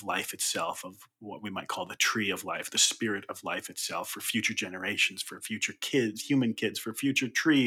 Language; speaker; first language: English; native; English